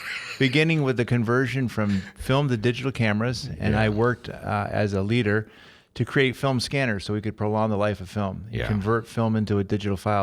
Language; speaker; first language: English; native; English